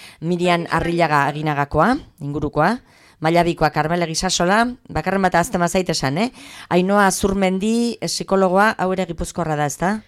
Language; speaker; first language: Basque; native; Basque